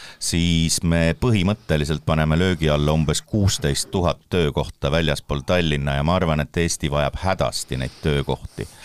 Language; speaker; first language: Estonian; native; Estonian